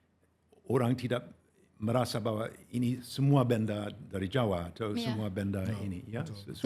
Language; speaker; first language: Indonesian; non-native, fluent; English